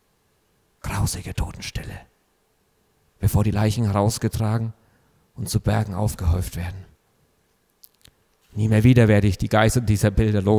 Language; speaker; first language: German; native; German